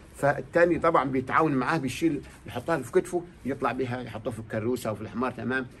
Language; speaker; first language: Egyptian Arabic; non-native, local second language; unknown